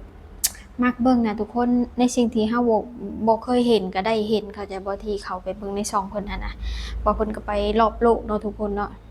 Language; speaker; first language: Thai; non-native, local second language; Lao